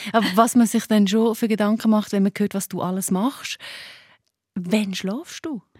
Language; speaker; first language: German; early bilingual, other home language; Albanian